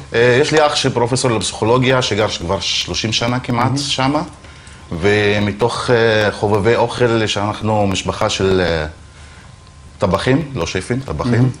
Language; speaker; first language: Hebrew; non-native, local second language; Arabic